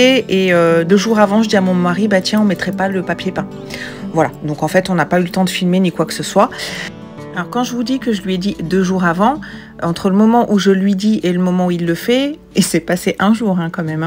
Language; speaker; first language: French; native; French